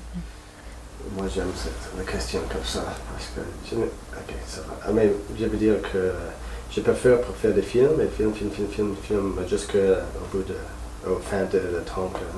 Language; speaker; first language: French; non-native, learner; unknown